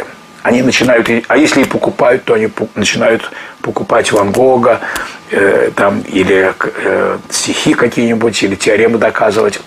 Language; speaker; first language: Russian; native; Russian